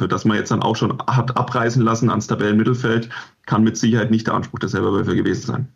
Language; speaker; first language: German; native; German